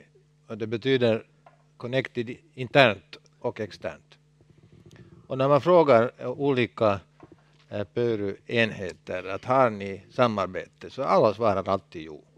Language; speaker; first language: Swedish; non-native, local second language; Finnish